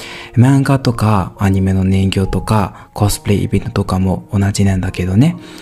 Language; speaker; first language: Japanese; non-native, learner; Burmese